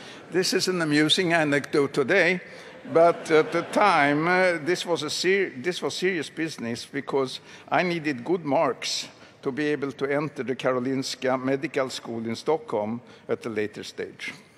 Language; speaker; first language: English; non-native, fluent; Swedish